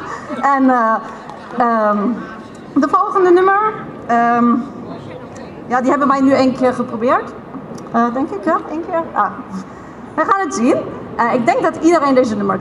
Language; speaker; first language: Dutch; non-native, fluent; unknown